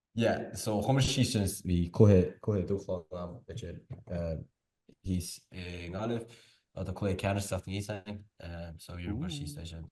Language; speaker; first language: Irish; native; Irish